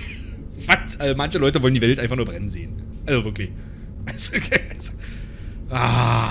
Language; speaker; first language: German; native; German